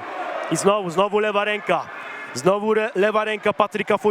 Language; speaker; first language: Polish; native; Polish